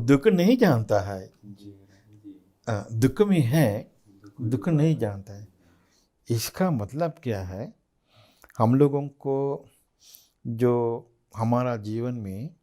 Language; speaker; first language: Hindi; non-native, fluent; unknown